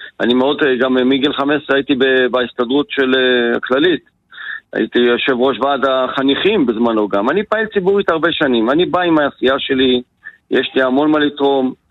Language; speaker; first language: Hebrew; native; Hebrew